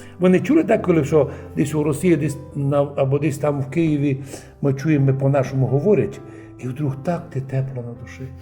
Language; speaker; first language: Ukrainian; native; Ukrainian